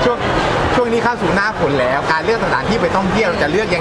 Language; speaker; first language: Thai; native; Thai